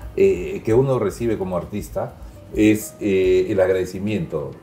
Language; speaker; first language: Spanish; native; Spanish